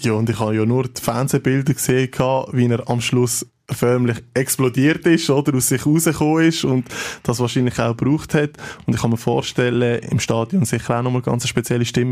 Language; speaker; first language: German; native; German